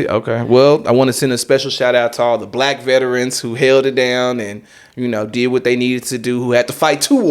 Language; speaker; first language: English; native; English